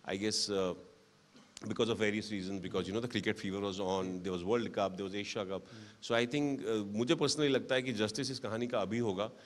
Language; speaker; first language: Hindi; native; Hindi